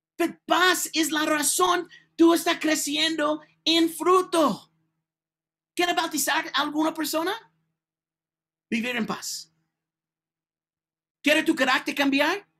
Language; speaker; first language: Spanish; non-native, learner; English